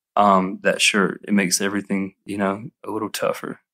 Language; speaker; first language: English; native; English